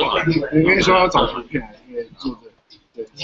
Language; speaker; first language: Chinese; native; Chinese